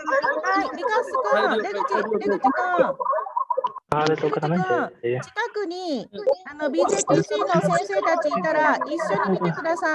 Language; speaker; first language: Japanese; non-native, fluent; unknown